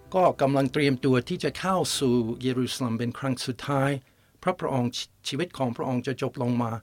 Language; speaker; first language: Thai; non-native, fluent; English